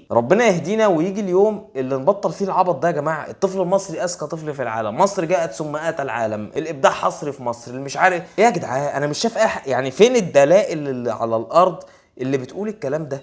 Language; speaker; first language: Arabic; native; Arabic